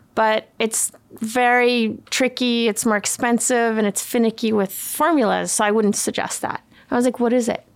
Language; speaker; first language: English; early bilingual, other home language; Swedish